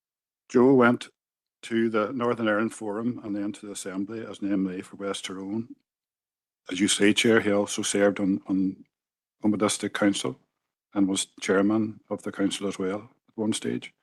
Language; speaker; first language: English; native; English